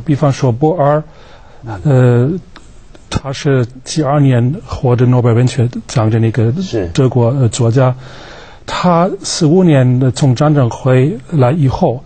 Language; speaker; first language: Chinese; non-native, fluent; German